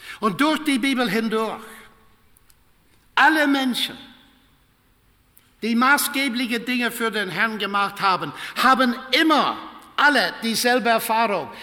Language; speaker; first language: German; non-native, fluent; English